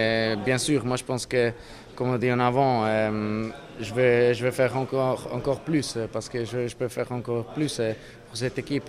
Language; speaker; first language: French; non-native, learner; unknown